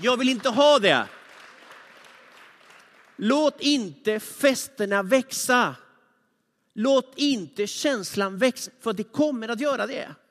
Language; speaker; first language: Swedish; non-native, fluent; Spanish